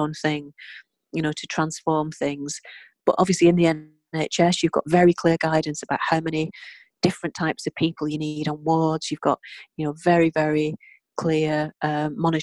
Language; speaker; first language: English; native; English